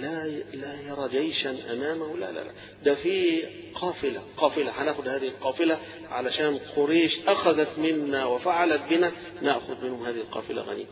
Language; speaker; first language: Arabic; native; Arabic